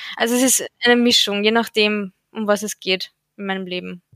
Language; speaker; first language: German; native; German